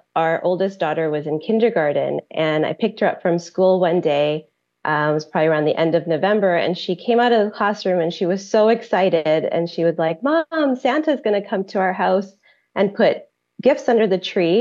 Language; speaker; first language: English; native; English